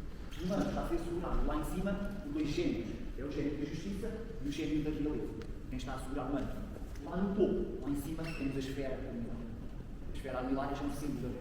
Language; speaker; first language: Portuguese; native; Portuguese